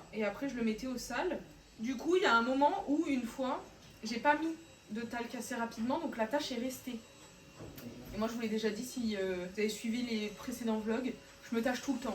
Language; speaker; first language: French; native; French